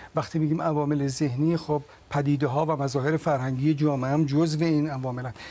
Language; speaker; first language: Persian; native; Persian